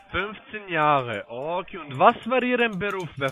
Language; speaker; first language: German; non-native, learner; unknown